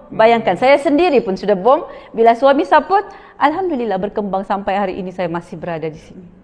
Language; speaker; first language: Malay; native; Malay